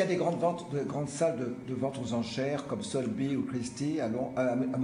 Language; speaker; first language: French; native; French